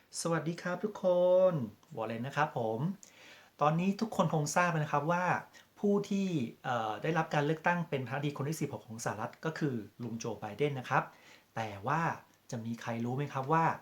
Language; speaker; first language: Thai; native; Thai